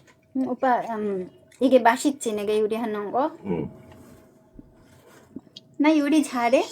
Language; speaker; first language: Korean; non-native, learner; Bangla